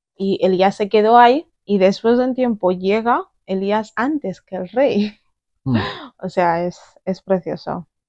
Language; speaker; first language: Spanish; early bilingual, other home language; English